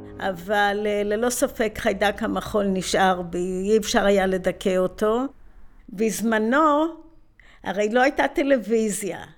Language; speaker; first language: Hebrew; native; Hebrew